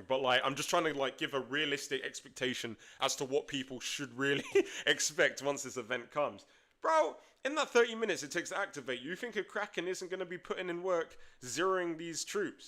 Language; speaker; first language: English; native; English